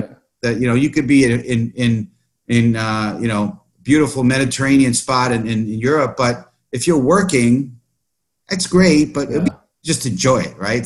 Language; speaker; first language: English; native; English